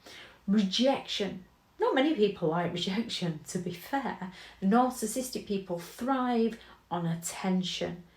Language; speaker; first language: English; native; English